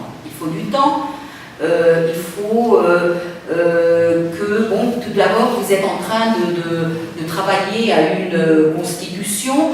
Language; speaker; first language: French; non-native, fluent; Spanish